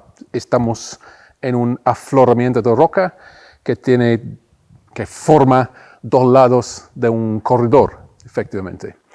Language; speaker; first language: Spanish; non-native, fluent; English